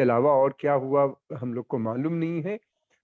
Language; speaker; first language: Hindi; native; Hindi